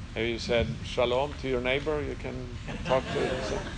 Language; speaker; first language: English; non-native, fluent; Swedish